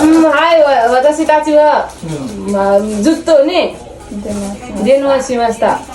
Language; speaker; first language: Japanese; non-native, learner; Nepali